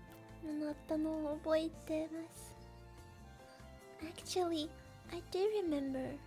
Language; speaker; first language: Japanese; non-native, learner; Swedish